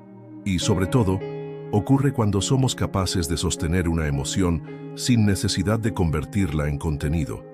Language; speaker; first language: Spanish; native; Spanish